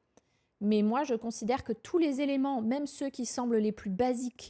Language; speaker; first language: French; native; French